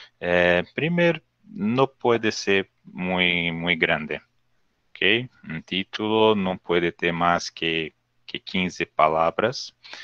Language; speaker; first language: Spanish; non-native, learner; Portuguese